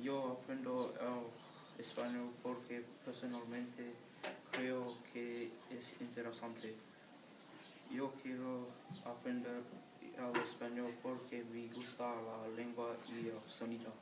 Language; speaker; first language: Spanish; non-native, learner; English